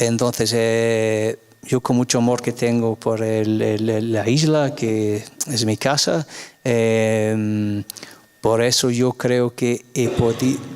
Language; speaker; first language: Spanish; non-native, fluent; English